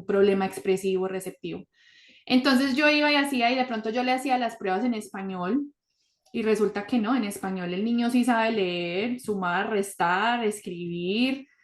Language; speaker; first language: Spanish; early bilingual, heritage; Spanish